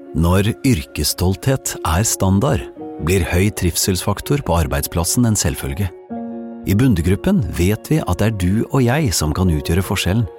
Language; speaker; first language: Norwegian; native; Norwegian